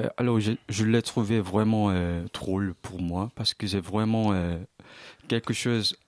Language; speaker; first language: French; non-native, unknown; Korean